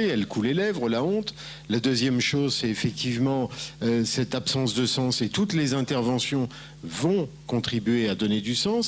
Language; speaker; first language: French; native; French